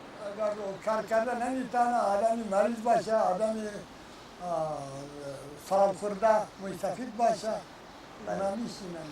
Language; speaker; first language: Persian; non-native, local second language; Kyrgyz